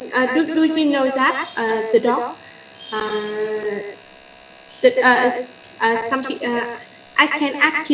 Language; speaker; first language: English; non-native, learner; Vietnamese